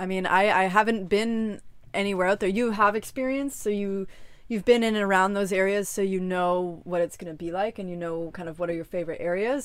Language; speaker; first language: English; native; English